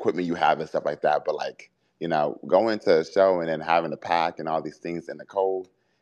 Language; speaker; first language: English; native; English